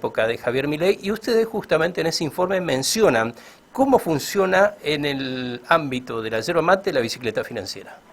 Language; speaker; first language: Spanish; native; Spanish